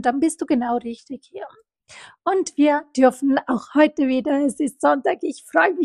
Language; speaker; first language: German; non-native, fluent; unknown